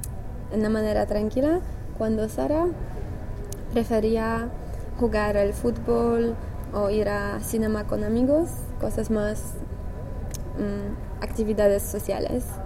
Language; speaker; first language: Spanish; non-native, learner; English